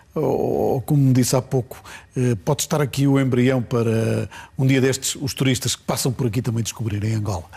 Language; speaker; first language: Portuguese; native; Portuguese